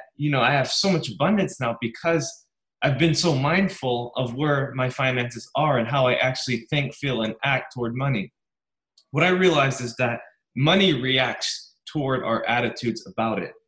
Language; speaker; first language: English; native; English